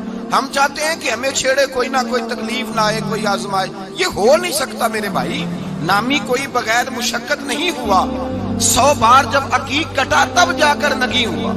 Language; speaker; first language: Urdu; non-native, local second language; Punjabi